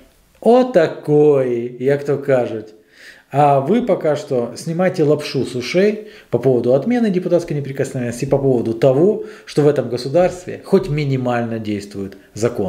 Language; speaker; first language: Russian; native; Russian